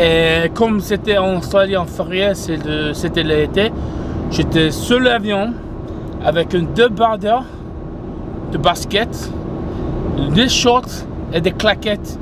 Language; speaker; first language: French; non-native, fluent; English